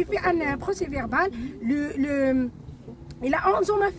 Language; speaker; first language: French; non-native, learner; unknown